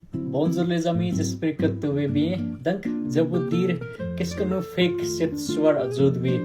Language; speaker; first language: French; non-native, learner; Nepali